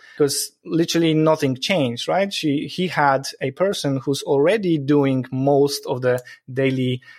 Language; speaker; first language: English; non-native, fluent; Polish